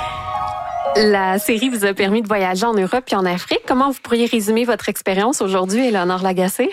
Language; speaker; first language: French; native; French